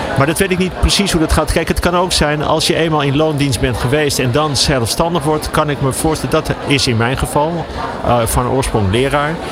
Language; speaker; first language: Dutch; native; Dutch